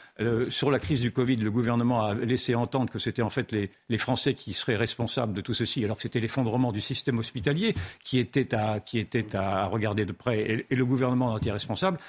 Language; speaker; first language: French; native; French